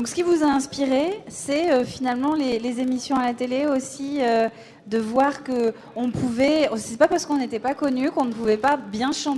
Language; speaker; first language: French; native; French